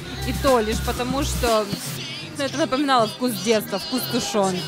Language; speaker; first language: Russian; native; Russian